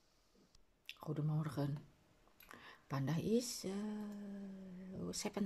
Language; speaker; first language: Dutch; non-native, learner; Indonesian